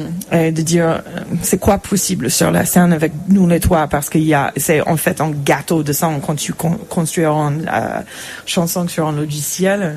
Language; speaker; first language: French; non-native, fluent; English